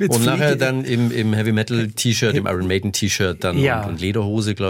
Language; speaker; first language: German; native; German